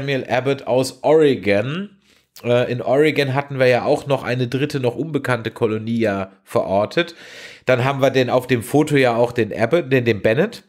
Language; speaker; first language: German; native; German